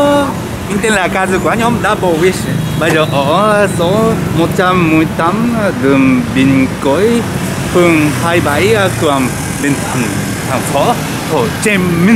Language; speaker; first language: Vietnamese; non-native, learner; Japanese